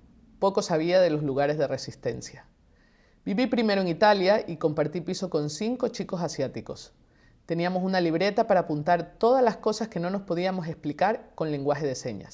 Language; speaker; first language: Spanish; native; Spanish